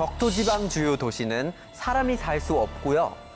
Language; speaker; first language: Korean; non-native, fluent; English